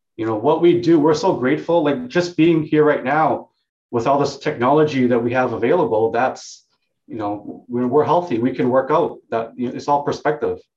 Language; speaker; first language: English; non-native, local second language; Vietnamese